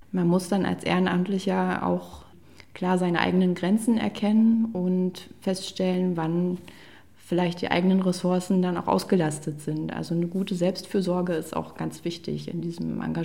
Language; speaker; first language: German; native; German